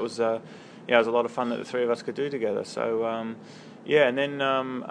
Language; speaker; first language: English; native; English